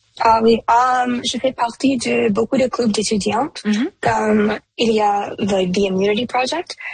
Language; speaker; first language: French; non-native, local second language; Punjabi